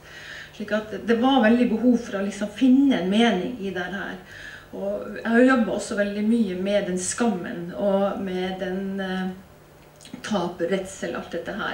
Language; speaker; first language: Norwegian; native; Norwegian